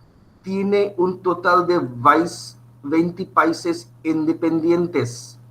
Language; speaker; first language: Spanish; non-native, fluent; Bangla